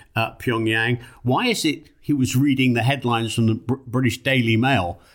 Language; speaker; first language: English; native; English